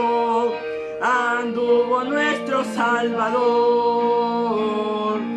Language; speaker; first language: Spanish; native; Spanish